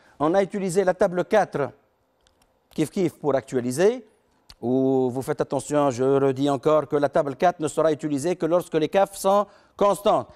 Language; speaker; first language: French; non-native, local second language; Arabic